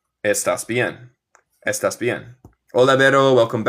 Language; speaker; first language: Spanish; non-native, fluent; English